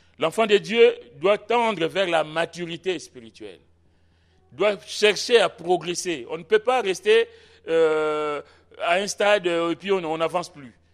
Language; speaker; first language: French; non-native, local second language; Lingala